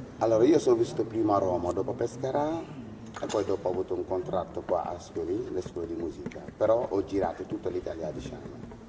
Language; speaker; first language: Italian; non-native, fluent; Wolof